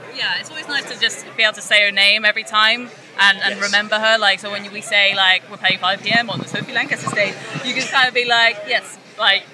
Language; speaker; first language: English; native; English